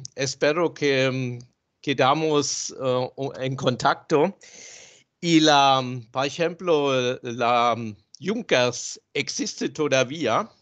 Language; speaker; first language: Spanish; non-native, fluent; German